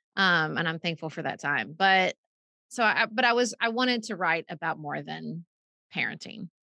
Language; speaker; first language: English; native; English